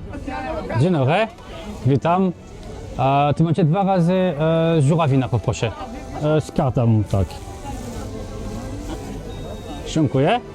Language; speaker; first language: Polish; non-native, learner; French